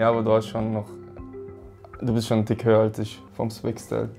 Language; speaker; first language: German; native; German